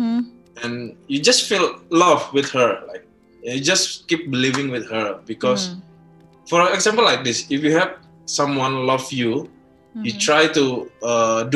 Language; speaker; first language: English; non-native, learner; Indonesian